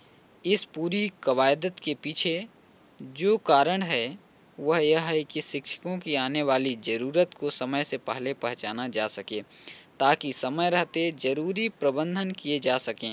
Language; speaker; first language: Hindi; native; Hindi